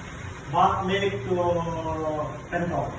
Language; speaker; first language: English; non-native, learner; Tetum